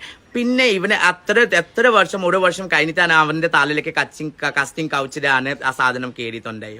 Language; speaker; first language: Malayalam; non-native, learner; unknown